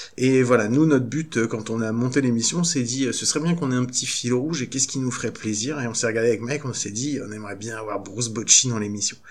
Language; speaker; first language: French; native; French